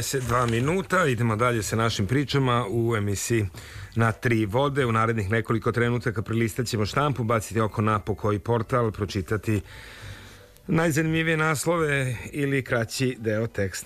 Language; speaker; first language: Serbian; native; Serbian